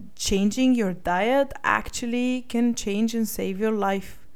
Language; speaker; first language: English; non-native, fluent; Bulgarian